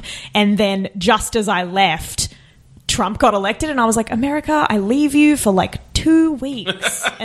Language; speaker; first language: English; native; English